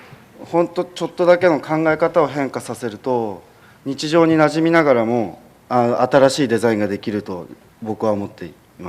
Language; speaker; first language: Japanese; native; Japanese